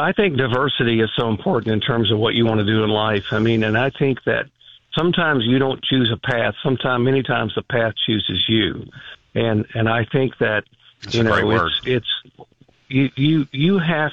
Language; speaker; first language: English; native; English